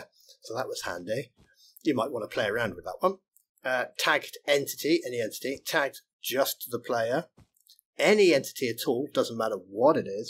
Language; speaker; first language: English; native; English